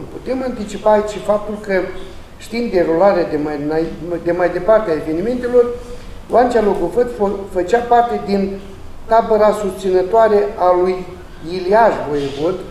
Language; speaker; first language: Romanian; native; Romanian